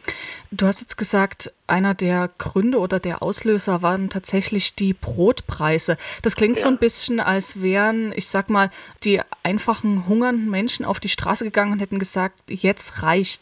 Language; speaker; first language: German; native; German